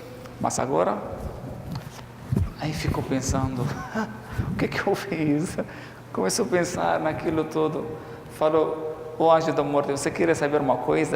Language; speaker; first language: Portuguese; non-native, fluent; Arabic